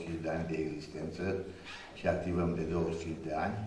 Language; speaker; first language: Romanian; non-native, local second language; Hungarian